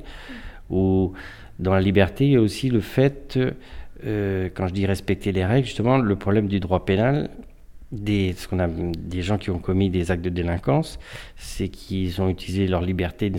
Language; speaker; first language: French; native; French